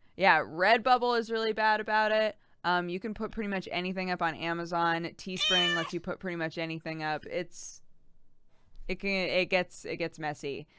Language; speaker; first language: English; native; English